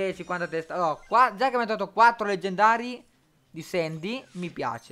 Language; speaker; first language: Italian; native; Italian